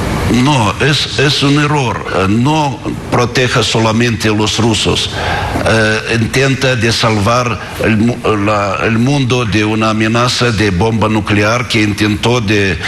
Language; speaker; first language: Spanish; non-native, fluent; Russian